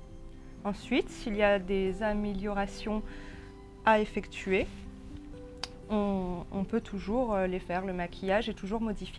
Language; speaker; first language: French; native; French